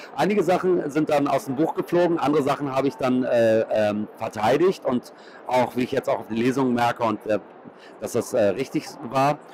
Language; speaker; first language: German; native; German